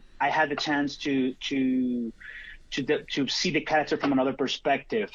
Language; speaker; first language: English; non-native, fluent; Spanish